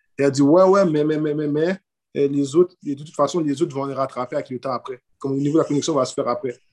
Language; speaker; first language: French; early bilingual, other home language; Haitian Creole